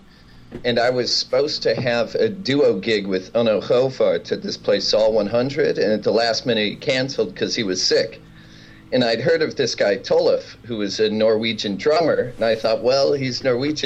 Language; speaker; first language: English; native; English